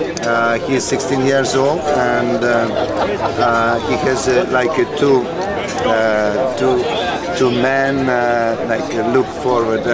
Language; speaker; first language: English; non-native, learner; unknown